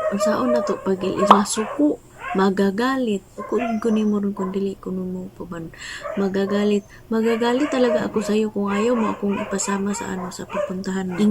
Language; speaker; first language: Filipino; non-native, local second language; Cebuano